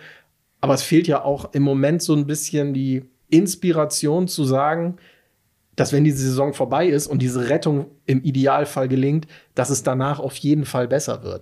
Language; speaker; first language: German; native; German